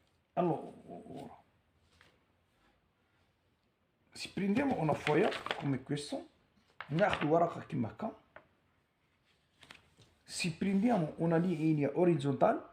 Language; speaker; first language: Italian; non-native, learner; Arabic